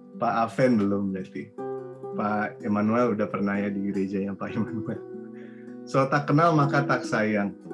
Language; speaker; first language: Indonesian; native; Indonesian